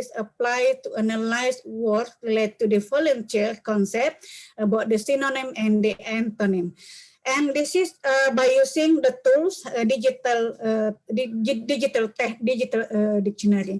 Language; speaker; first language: English; non-native, learner; Indonesian